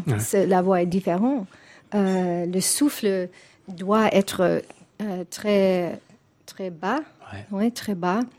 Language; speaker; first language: French; non-native, fluent; English